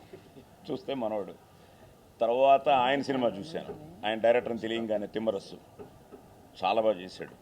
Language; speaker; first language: Telugu; native; Telugu